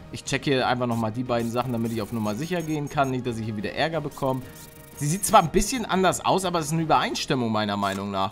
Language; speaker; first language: German; native; German